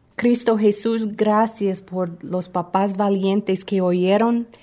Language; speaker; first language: Spanish; non-native, fluent; English